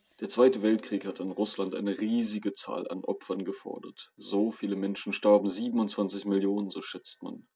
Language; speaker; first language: German; native; German